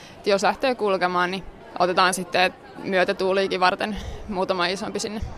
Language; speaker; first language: Finnish; native; Finnish